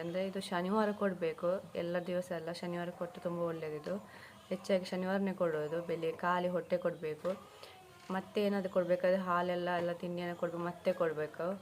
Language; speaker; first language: Kannada; non-native, local second language; Tulu